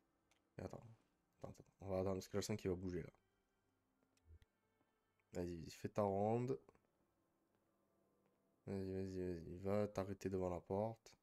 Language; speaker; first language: French; native; French